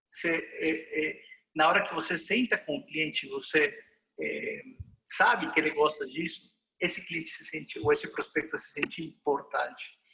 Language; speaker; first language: Portuguese; non-native, fluent; Spanish